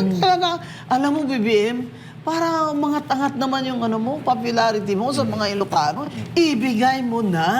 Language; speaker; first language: Filipino; non-native, local second language; Hiligaynon